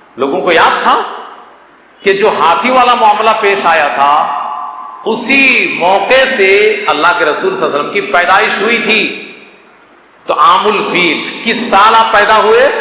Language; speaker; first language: Urdu; native; Urdu